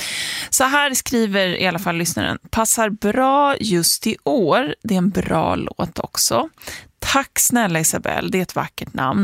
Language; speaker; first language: Swedish; native; Swedish